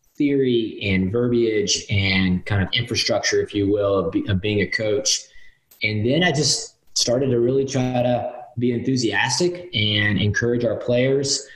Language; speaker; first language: English; native; English